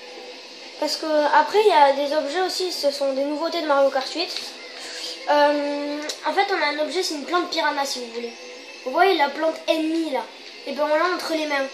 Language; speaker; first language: French; native; French